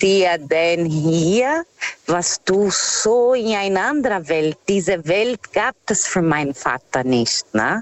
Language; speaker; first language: German; non-native, learner; Portuguese